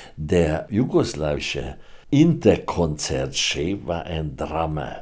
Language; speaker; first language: German; non-native, fluent; Hungarian